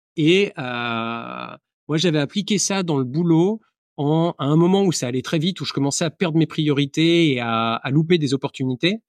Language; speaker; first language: French; native; French